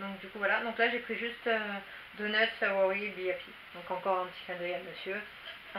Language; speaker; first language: French; native; French